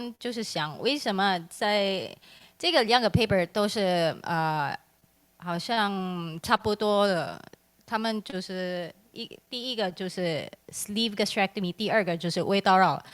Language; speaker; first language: Chinese; non-native, learner; English